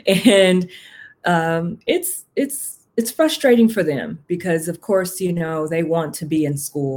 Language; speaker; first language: English; native; English